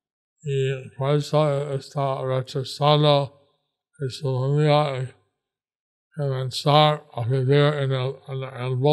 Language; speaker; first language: Spanish; non-native, learner; English